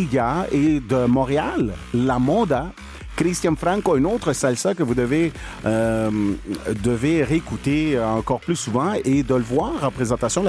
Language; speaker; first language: French; non-native, fluent; Spanish